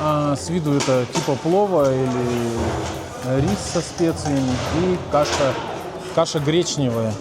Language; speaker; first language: Russian; native; Russian